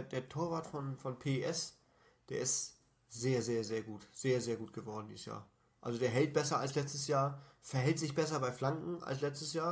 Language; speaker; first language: German; native; German